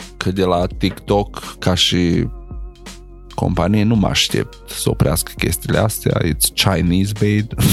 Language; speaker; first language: Romanian; non-native, local second language; Hungarian